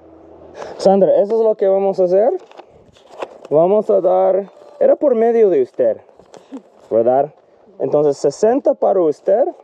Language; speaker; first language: Spanish; non-native, fluent; English